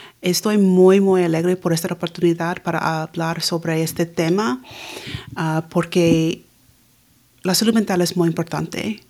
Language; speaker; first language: Spanish; early bilingual, heritage; Spanish